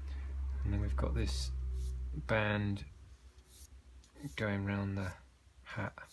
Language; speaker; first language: English; native; English